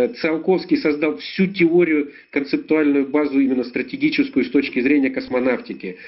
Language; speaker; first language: Russian; native; Russian